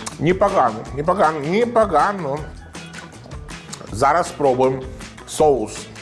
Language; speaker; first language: Ukrainian; non-native, learner; Italian